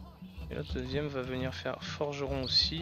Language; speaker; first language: French; native; French